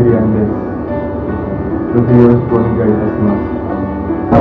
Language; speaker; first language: Japanese; non-native, learner; Indonesian